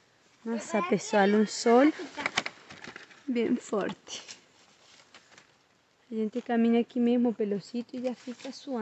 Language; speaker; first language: Spanish; non-native, learner; Portuguese